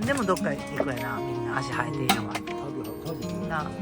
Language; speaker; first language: Japanese; native; Japanese